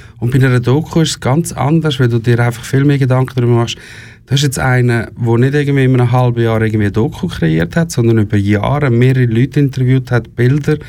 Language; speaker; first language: German; native; German